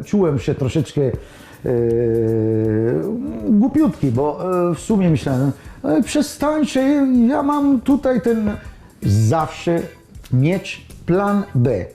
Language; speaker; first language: Polish; non-native, learner; Italian